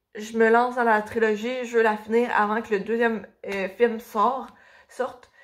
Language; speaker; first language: French; native; French